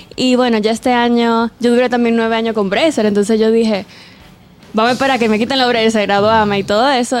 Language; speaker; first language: Spanish; native; Spanish